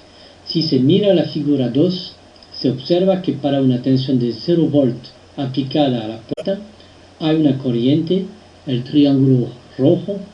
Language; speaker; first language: Spanish; non-native, fluent; French